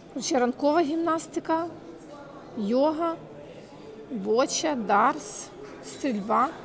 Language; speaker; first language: Ukrainian; native; Ukrainian